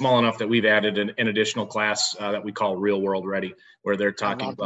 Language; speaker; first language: English; native; English